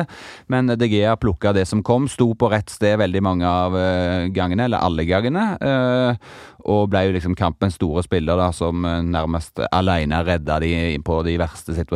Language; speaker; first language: Norwegian; native; Norwegian